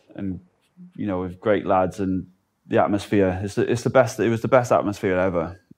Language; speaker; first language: English; native; English